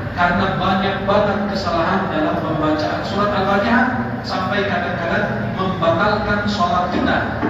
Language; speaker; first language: Indonesian; non-native, fluent; Arabic